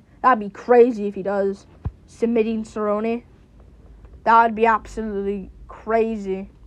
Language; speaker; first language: English; native; English